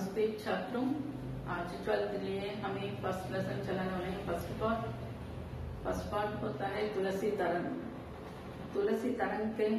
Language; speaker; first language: Hindi; non-native, local second language; Tamil